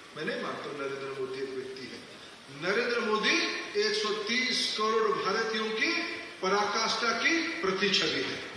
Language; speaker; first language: Hindi; non-native, local second language; Odia